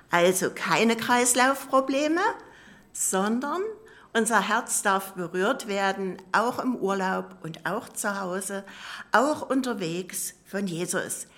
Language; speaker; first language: German; native; German